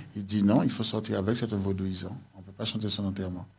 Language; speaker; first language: French; native; French